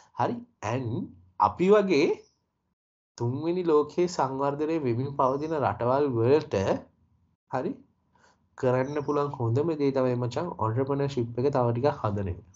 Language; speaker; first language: Sinhala; native; Sinhala